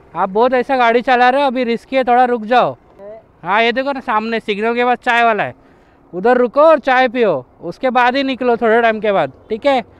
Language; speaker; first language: Hindi; non-native, local second language; Marathi